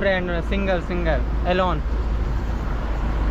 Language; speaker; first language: English; non-native, learner; Hindi